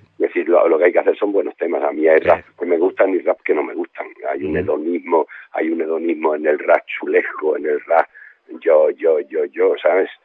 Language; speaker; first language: Spanish; native; Spanish